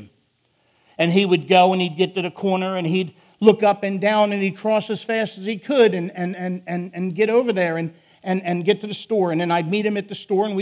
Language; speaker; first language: English; native; English